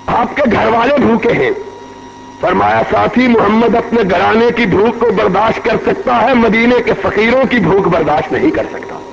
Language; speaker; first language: Urdu; non-native, local second language; Punjabi